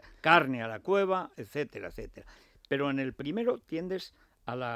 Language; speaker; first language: Spanish; native; Spanish